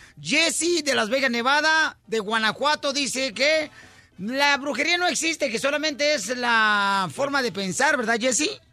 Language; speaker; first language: Spanish; native; Spanish